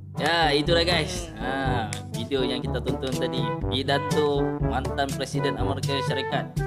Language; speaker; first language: Malay; native; Malay